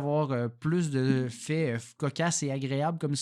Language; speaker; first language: French; native; French